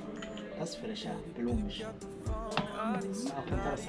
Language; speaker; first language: German; non-native, learner; Arabic